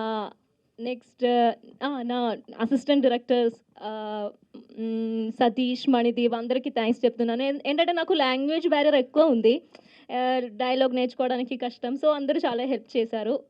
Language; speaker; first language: Telugu; non-native, local second language; Malayalam